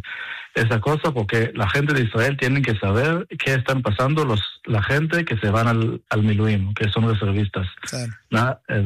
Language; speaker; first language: Spanish; early bilingual, heritage; Spanish